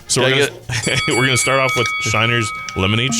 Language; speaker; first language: English; native; English